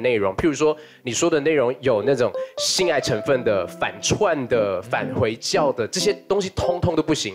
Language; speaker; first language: Chinese; native; Chinese